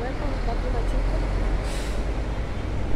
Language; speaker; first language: Spanish; native; Spanish